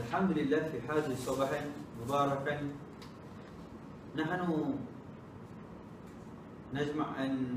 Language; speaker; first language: Arabic; non-native, learner; Malay